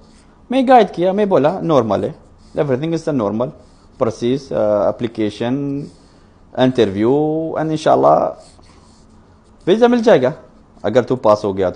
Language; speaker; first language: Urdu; non-native, learner; Arabic